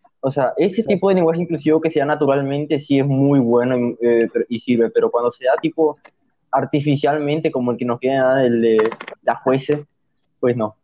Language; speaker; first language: Spanish; native; Spanish